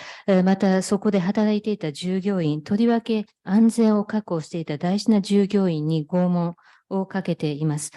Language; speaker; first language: Japanese; native; Japanese